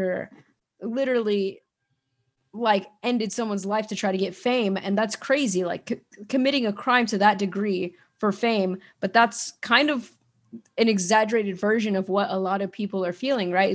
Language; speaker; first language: English; native; English